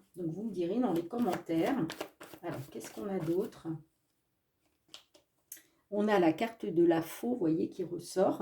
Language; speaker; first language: French; native; French